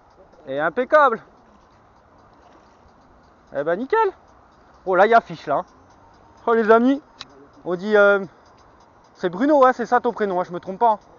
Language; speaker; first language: French; native; French